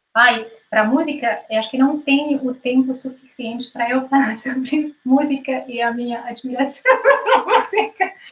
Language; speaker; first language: Portuguese; non-native, fluent; Hungarian